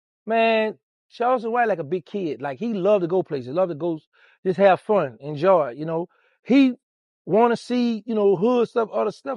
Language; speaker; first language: English; native; English